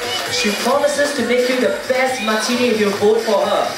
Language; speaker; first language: English; non-native, local second language; Chinese